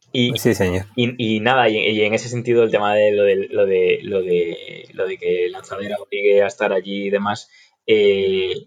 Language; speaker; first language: Spanish; native; Spanish